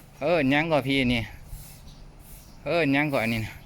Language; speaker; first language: Thai; non-native, local second language; Northeastern Thai